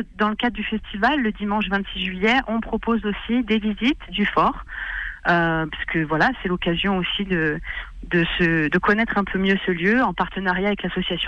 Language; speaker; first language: French; native; French